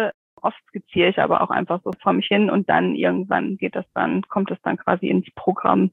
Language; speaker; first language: German; native; German